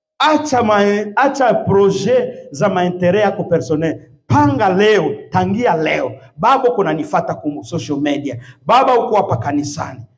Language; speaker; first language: Swahili; native; Swahili